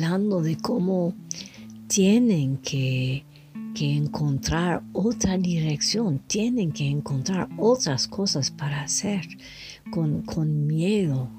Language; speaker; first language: Spanish; non-native, learner; French